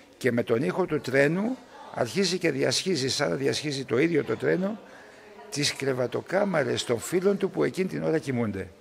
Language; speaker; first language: Greek; early bilingual, heritage; Greek